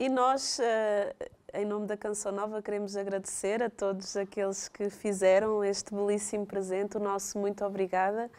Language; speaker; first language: Portuguese; native; Portuguese